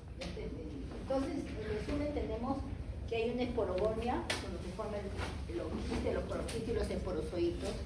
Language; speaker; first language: Spanish; native; Spanish